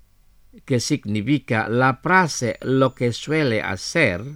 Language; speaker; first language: Spanish; non-native, fluent; Indonesian